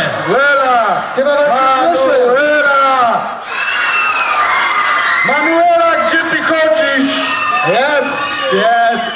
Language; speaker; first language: Polish; native; Polish